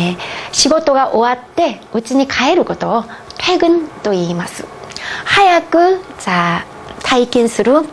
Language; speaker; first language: Japanese; non-native, fluent; Korean